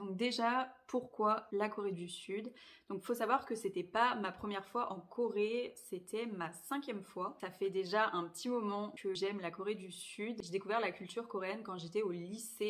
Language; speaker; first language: French; native; French